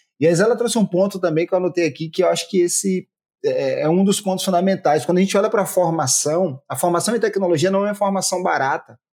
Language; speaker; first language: Portuguese; native; Portuguese